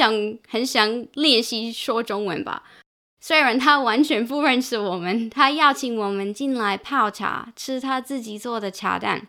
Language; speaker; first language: Chinese; non-native, fluent; English